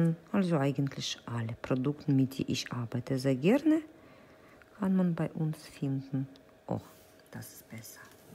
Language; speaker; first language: German; non-native, fluent; Russian